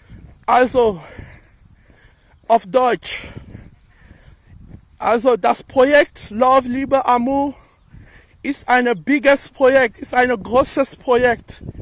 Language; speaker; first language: German; non-native, learner; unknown